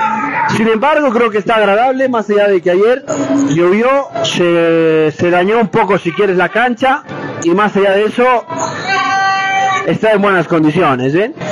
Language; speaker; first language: Spanish; native; Spanish